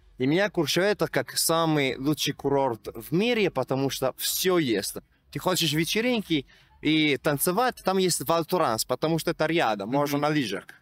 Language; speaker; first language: Russian; non-native, fluent; Italian